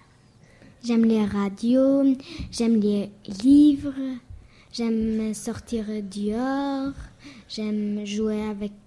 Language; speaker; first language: French; non-native, learner; Albanian